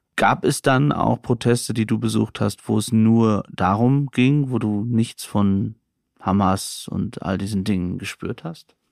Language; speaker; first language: German; native; German